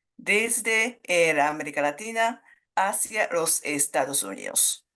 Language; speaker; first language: Spanish; non-native, fluent; Japanese